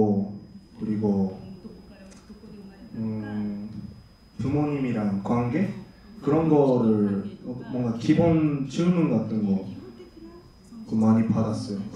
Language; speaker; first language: Korean; non-native, learner; Japanese